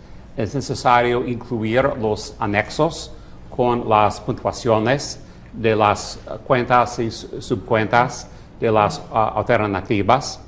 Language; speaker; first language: Spanish; non-native, fluent; English